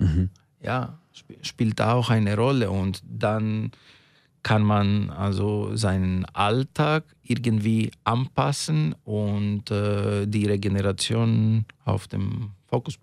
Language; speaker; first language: German; non-native, fluent; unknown